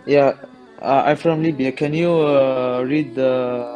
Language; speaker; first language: English; non-native, learner; Arabic